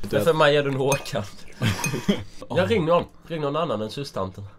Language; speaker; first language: Swedish; native; Swedish